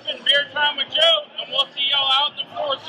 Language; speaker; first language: English; native; English